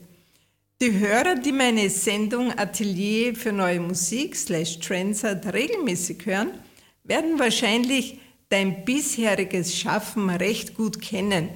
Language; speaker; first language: German; native; German